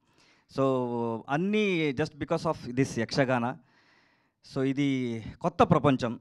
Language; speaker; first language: Telugu; non-native, learner; Kannada